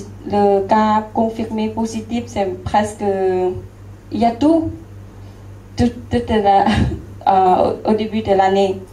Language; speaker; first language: French; non-native, learner; Lao